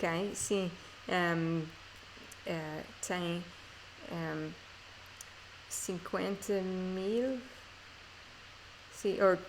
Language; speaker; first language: Portuguese; non-native, learner; English